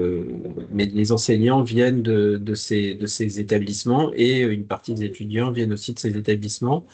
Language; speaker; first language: French; native; French